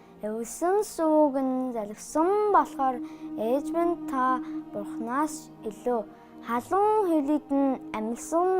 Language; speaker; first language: Mongolian; early bilingual, heritage; Mongolian